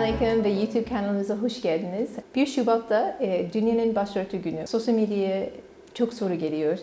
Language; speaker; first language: Turkish; non-native, learner; English